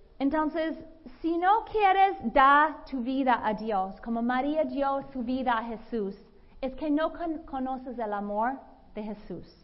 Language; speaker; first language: Spanish; non-native, fluent; English